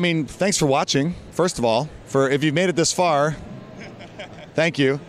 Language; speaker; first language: English; native; English